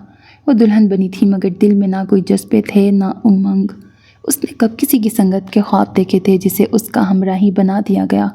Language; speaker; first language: Urdu; native; Urdu